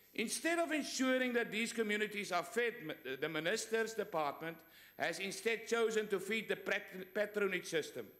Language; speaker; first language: English; non-native, local second language; Afrikaans